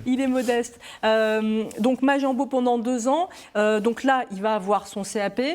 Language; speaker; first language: French; native; French